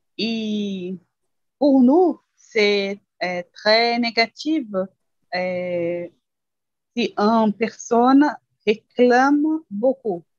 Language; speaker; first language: French; non-native, learner; Portuguese